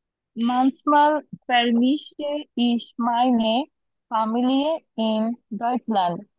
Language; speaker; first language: German; non-native, learner; Bangla